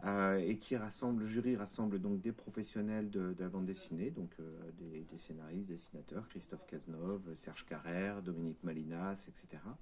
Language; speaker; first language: French; native; French